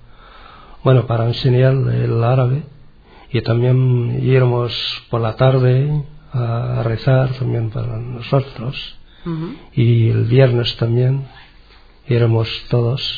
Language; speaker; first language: Spanish; non-native, learner; Arabic